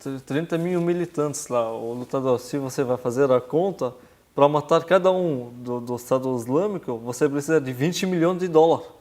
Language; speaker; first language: Portuguese; non-native, fluent; Arabic